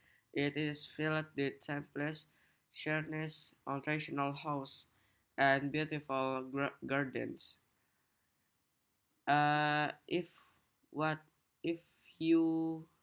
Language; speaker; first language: English; non-native, learner; Indonesian